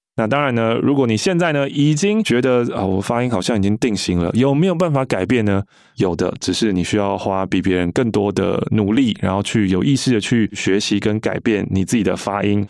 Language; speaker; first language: Chinese; native; Chinese